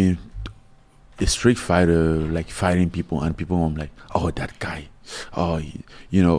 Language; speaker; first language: English; non-native, local second language; French